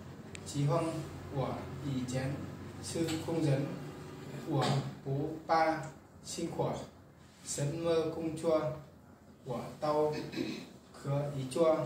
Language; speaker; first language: Chinese; non-native, learner; Vietnamese